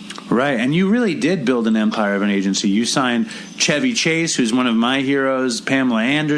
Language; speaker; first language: English; native; English